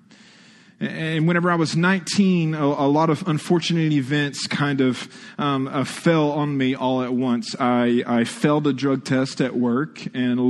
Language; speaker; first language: English; native; English